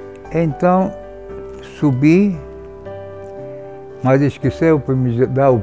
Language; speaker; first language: Portuguese; non-native, fluent; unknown